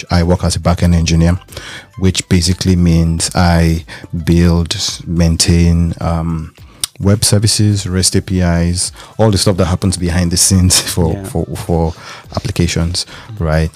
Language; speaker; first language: English; non-native, local second language; Yoruba